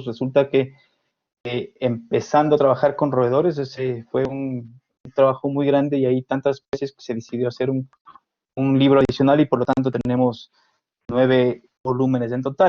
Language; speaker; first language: Spanish; native; Spanish